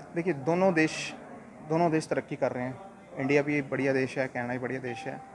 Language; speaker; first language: Hindi; native; Hindi